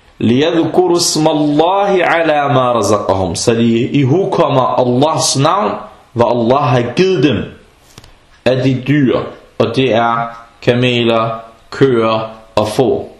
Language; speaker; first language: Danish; early bilingual, other home language; Arabic